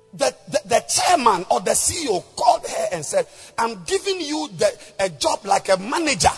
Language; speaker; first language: English; non-native, local second language; Akan